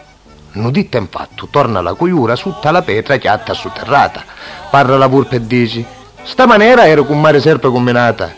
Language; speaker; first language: Italian; native; Italian